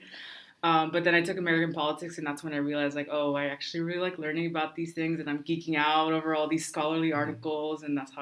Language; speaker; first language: English; early bilingual, other home language; Spanish